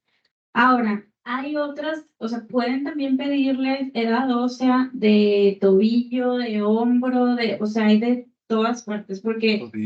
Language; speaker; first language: Spanish; native; Spanish